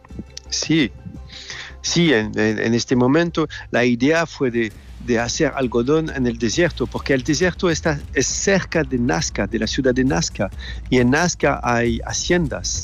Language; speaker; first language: Spanish; non-native, learner; French